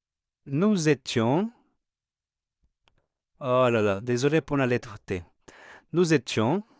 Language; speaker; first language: French; non-native, fluent; Spanish